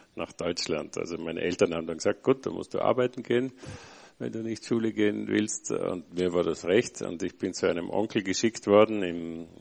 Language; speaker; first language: German; native; German